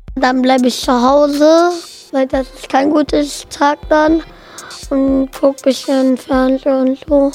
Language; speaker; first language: German; non-native, local second language; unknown